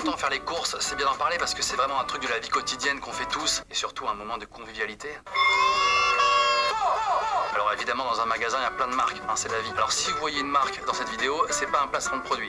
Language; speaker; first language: French; native; French